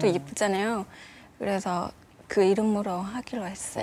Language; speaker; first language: Korean; non-native, fluent; Vietnamese